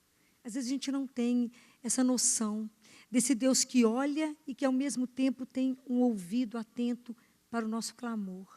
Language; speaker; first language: Portuguese; native; Portuguese